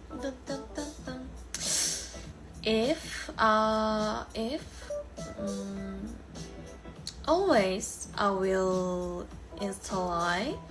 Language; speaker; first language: English; non-native, learner; Korean